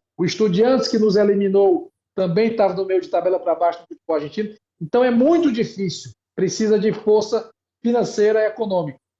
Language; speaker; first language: Portuguese; native; Portuguese